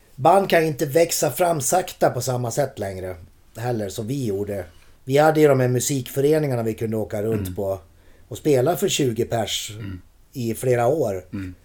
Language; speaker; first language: Swedish; native; Swedish